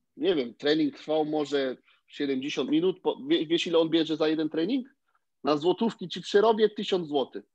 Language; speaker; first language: Polish; early bilingual, heritage; Polish